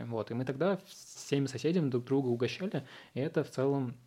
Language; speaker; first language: Russian; early bilingual, other home language; Uzbek